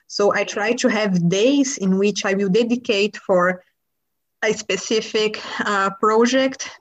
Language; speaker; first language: English; non-native, fluent; Portuguese